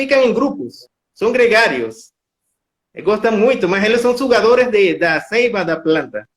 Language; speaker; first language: Portuguese; non-native, fluent; Spanish